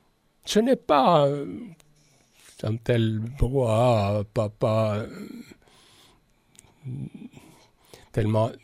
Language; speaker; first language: French; non-native, fluent; Estonian